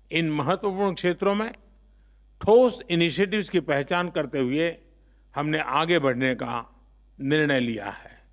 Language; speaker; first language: Hindi; non-native, local second language; Gujarati